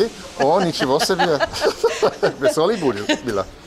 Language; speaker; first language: Russian; non-native, learner; English